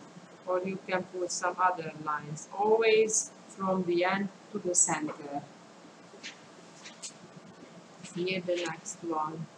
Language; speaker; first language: English; non-native, fluent; Hungarian